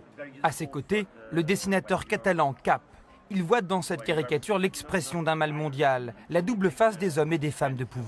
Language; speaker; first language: French; native; French